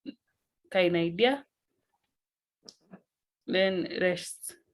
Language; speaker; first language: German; non-native, learner; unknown